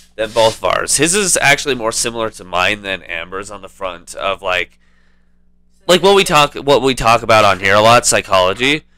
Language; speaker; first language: English; native; English